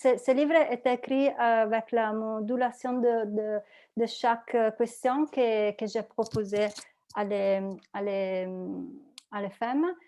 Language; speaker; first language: French; non-native, learner; Italian